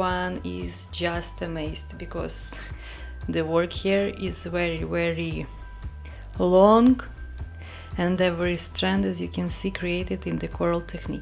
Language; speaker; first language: English; non-native, fluent; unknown